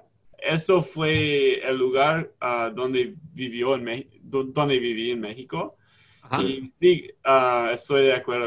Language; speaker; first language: Spanish; non-native, learner; English